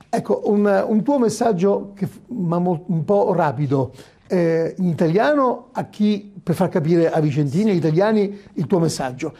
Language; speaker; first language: Italian; native; Italian